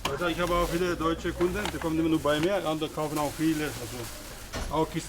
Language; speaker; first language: German; non-native, learner; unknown